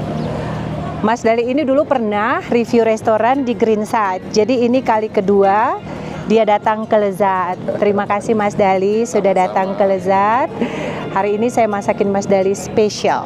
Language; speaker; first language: Indonesian; native; Indonesian